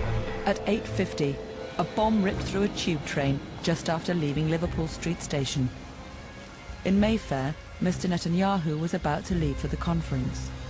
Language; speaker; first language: English; native; English